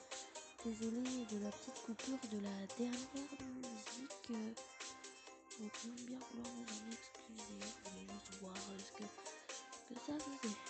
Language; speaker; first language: French; native; French